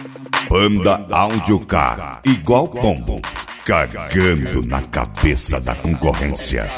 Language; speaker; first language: Portuguese; native; Portuguese